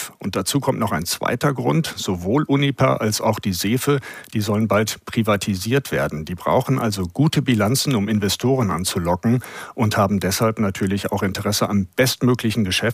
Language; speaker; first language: German; native; German